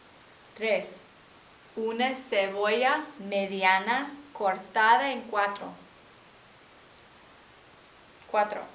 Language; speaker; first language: Spanish; non-native, fluent; English